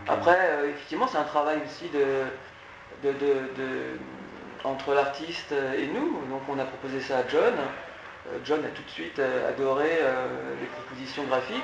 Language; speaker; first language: French; native; French